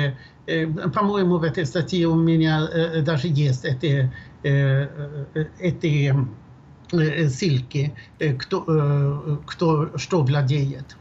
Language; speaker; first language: Russian; non-native, fluent; Swedish